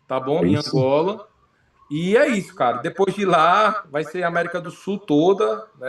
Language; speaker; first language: Portuguese; native; Portuguese